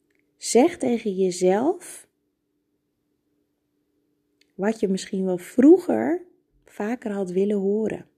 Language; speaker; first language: Dutch; native; Dutch